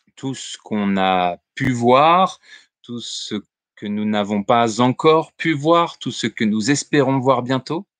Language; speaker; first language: French; native; French